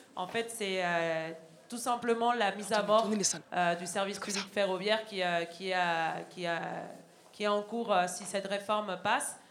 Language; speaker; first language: French; non-native, fluent; Spanish